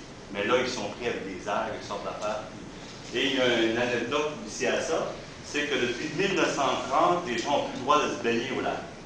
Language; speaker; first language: French; native; French